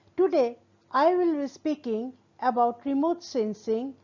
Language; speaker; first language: English; non-native, local second language; Assamese